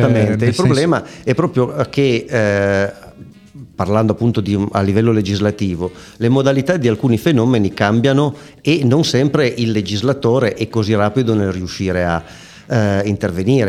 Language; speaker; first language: Italian; native; Italian